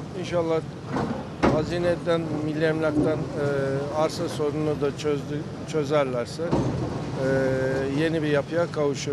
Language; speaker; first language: Turkish; native; Turkish